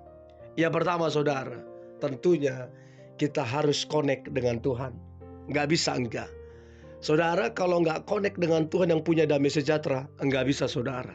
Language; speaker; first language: Indonesian; native; Indonesian